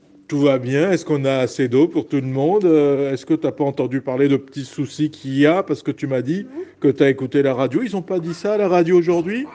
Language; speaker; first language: French; native; French